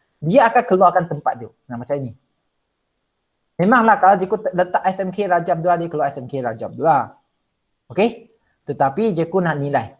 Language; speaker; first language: Malay; non-native, local second language; Chinese